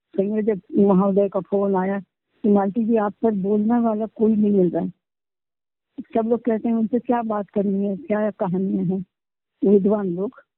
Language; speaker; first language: Hindi; non-native, local second language; Marathi